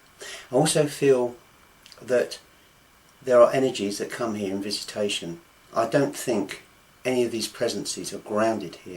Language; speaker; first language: English; native; English